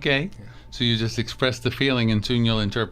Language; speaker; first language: English; native; English